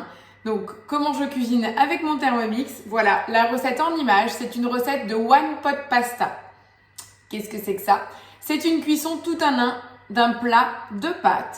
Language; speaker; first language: French; native; French